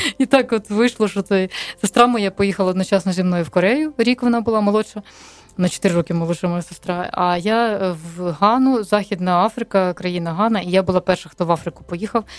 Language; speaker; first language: Ukrainian; non-native, local second language; Russian